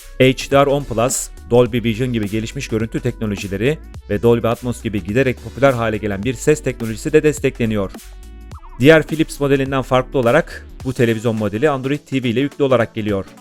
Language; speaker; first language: Turkish; native; Turkish